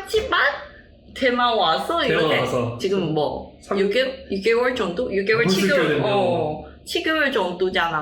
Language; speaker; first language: Korean; non-native, learner; Chinese